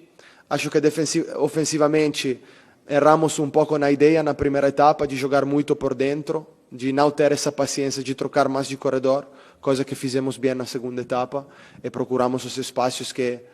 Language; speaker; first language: Portuguese; non-native, fluent; Italian